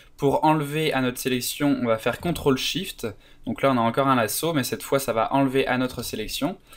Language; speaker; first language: French; native; French